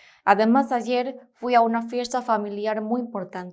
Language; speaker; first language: Spanish; non-native, fluent; Korean